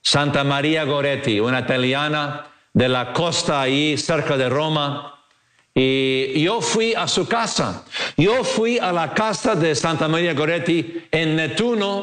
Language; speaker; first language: Spanish; non-native, fluent; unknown